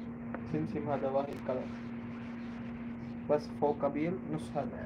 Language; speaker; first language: Arabic; non-native, learner; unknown